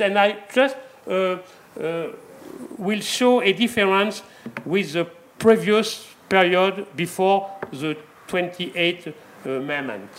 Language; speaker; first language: English; non-native, fluent; French